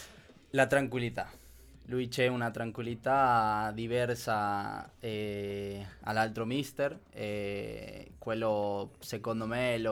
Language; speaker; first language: Italian; non-native, learner; Spanish